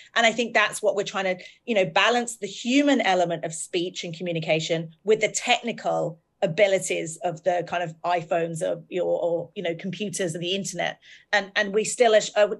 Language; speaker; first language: English; native; English